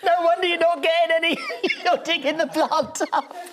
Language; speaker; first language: English; native; English